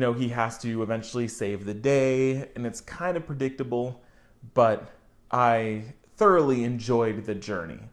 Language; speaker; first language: English; native; English